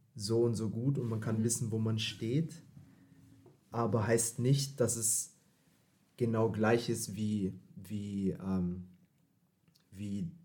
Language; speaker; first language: German; early bilingual, other home language; Filipino